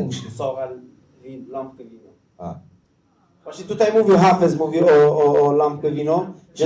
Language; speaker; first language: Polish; non-native, learner; Persian